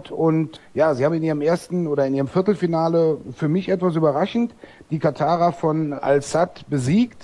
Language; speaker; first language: German; native; German